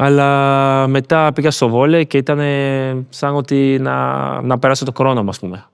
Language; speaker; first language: Greek; non-native, learner; Spanish